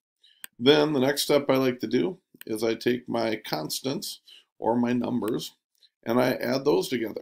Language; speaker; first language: English; native; English